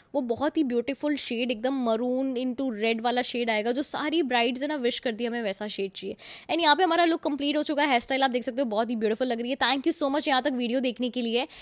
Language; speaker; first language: Hindi; non-native, local second language; Gujarati